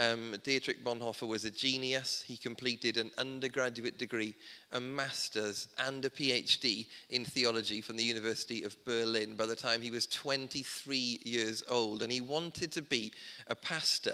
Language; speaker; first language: English; native; English